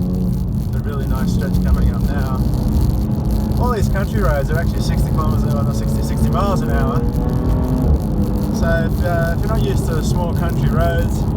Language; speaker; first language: English; native; English